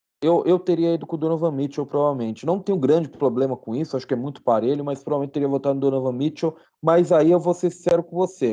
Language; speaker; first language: Portuguese; native; Portuguese